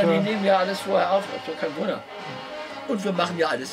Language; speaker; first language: German; native; German